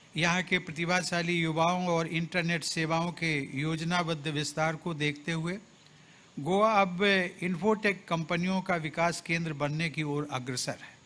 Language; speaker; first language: Hindi; native; Hindi